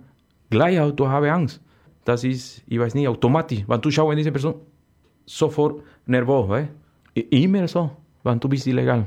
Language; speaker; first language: German; non-native, learner; Spanish